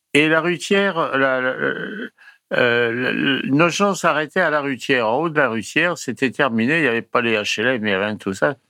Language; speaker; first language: French; early bilingual, other home language; Italian